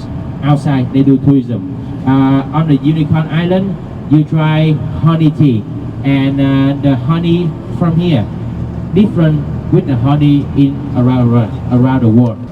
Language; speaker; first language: English; non-native, learner; Vietnamese